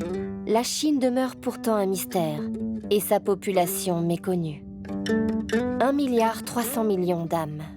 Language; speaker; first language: French; native; French